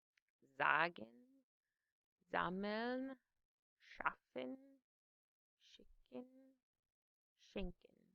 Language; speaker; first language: German; non-native, fluent; English